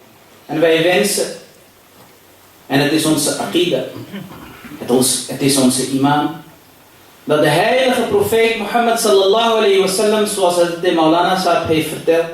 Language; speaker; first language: Dutch; early bilingual, other home language; Urdu